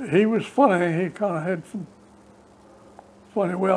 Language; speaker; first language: English; native; English